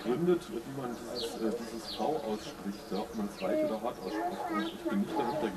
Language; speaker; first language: German; native; German